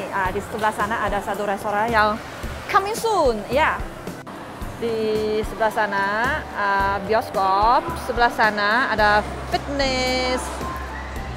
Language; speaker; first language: Indonesian; non-native, fluent; Chinese